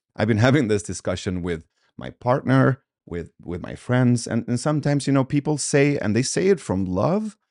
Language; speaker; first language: English; early bilingual, other home language; Swedish